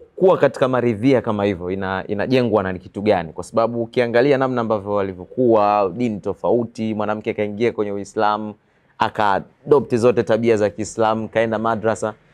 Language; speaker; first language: Swahili; native; Swahili